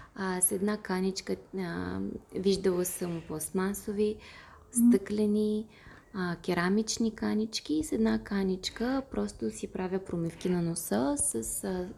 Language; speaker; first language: Bulgarian; non-native, fluent; Russian